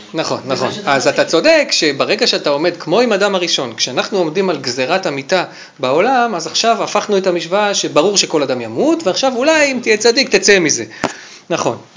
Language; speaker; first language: Hebrew; native; Hebrew